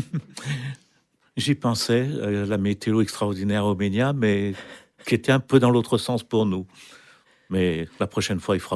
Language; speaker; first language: French; native; French